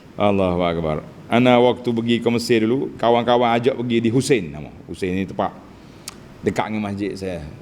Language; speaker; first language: Malay; native; Malay